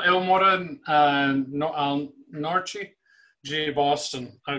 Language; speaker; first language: Portuguese; non-native, fluent; English